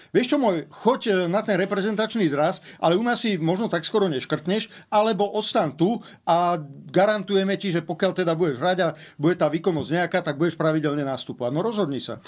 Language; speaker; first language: Slovak; native; Slovak